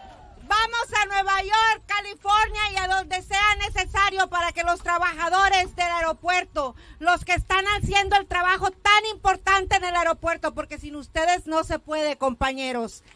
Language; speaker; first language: Spanish; early bilingual, heritage; Spanish